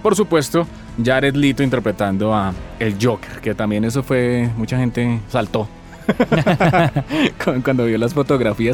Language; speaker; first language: Spanish; native; Spanish